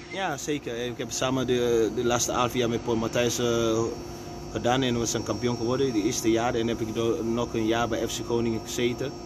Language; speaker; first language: Dutch; non-native, fluent; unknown